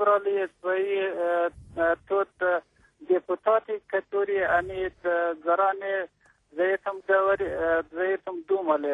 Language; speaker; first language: Russian; non-native, learner; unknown